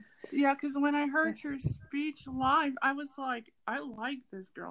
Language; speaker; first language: English; native; English